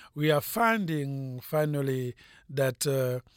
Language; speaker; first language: English; non-native, fluent; French